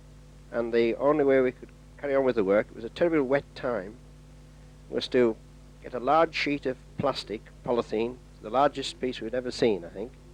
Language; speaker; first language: English; native; English